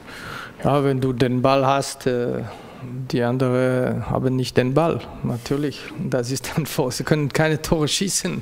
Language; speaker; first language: German; non-native, local second language; French